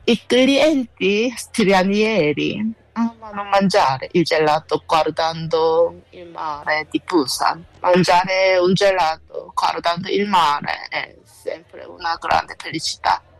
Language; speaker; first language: Italian; non-native, learner; Korean